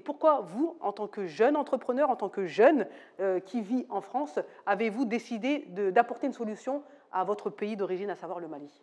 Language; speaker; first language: French; native; French